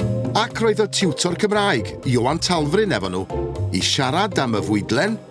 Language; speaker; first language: Welsh; native; Welsh